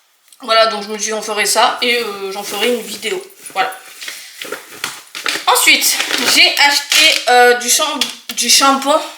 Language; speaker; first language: French; native; French